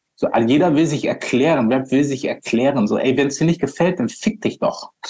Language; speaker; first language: German; native; German